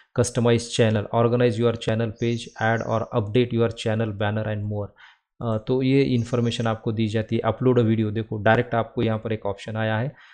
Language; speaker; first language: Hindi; non-native, local second language; Marathi